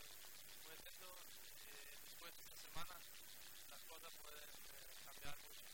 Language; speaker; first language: Spanish; non-native, learner; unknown